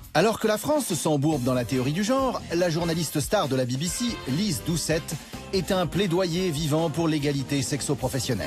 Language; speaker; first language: French; native; French